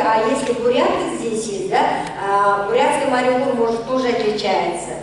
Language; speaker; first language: Russian; non-native, fluent; Mongolian